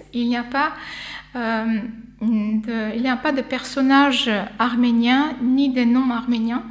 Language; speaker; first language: French; non-native, fluent; Armenian